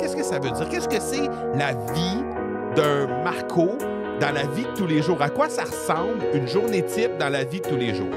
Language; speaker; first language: French; native; French